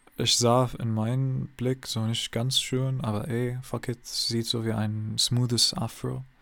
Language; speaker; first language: German; non-native, learner; English